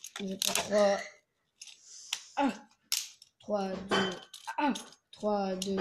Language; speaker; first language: French; native; French